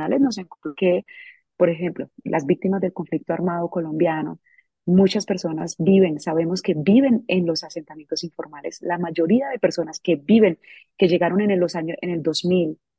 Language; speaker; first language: Spanish; native; Spanish